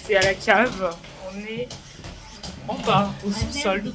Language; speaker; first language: French; native; French